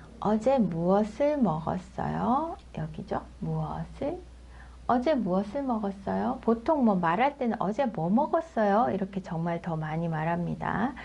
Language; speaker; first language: Korean; native; Korean